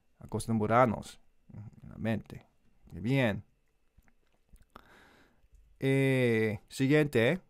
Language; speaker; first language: Spanish; non-native, learner; Korean